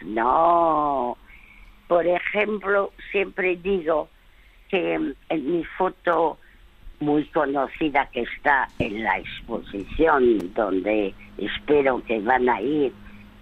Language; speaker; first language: Spanish; early bilingual, other home language; French